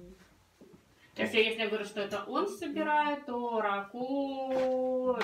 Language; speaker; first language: Russian; native; Russian